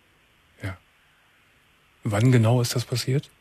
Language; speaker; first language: German; native; German